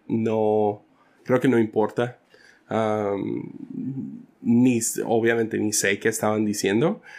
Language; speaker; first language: Spanish; early bilingual, other home language; English